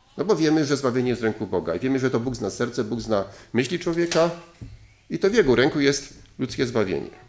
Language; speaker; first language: Polish; native; Polish